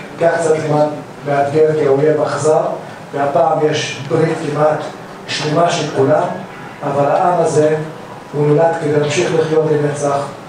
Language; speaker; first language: Hebrew; non-native, local second language; Arabic